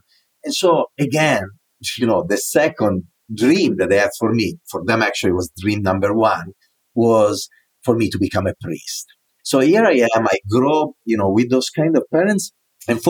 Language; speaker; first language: English; non-native, fluent; Italian